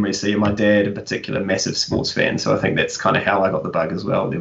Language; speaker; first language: English; native; English